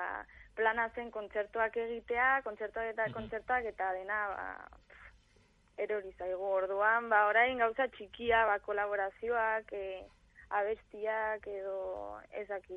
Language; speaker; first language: Basque; non-native, local second language; Spanish